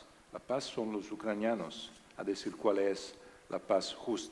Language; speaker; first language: Spanish; non-native, learner; Italian